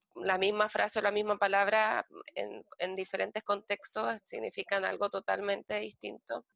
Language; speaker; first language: Spanish; native; Spanish